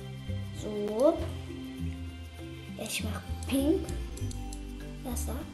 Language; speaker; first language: German; non-native, learner; Portuguese